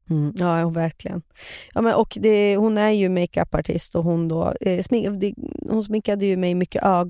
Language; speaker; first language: Swedish; native; Swedish